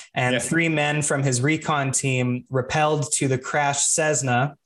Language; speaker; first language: English; native; English